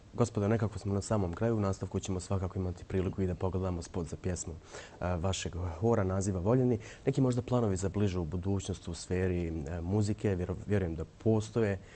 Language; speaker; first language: Croatian; native; Croatian